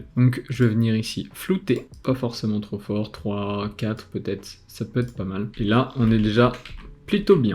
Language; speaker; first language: French; native; French